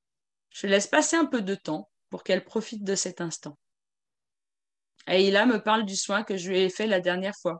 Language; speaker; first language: French; native; French